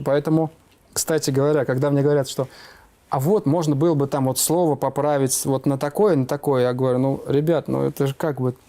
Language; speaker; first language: Russian; native; Russian